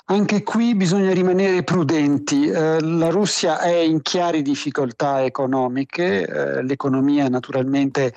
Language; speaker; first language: Italian; native; Italian